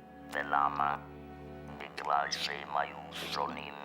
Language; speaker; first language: Hebrew; non-native, fluent; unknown